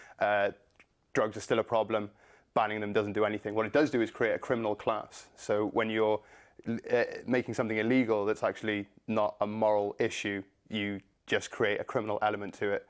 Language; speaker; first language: English; native; English